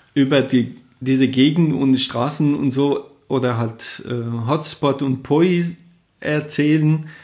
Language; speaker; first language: German; non-native, fluent; Persian